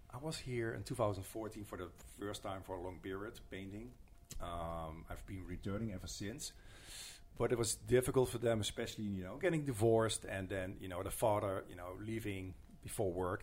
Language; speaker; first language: English; non-native, fluent; Dutch